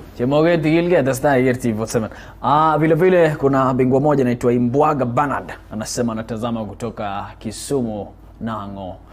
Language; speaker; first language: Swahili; non-native, local second language; Kalenjin